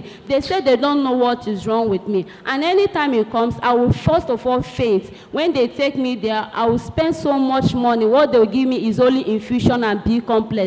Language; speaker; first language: English; non-native, local second language; Igbo